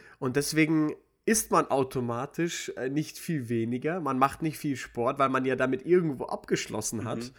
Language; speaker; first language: German; early bilingual, other home language; Russian